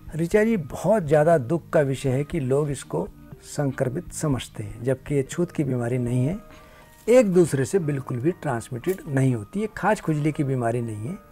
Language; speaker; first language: Hindi; native; Hindi